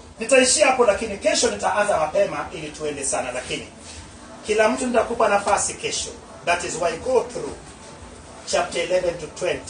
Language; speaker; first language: Swahili; non-native, local second language; Luo (Kenya and Tanzania)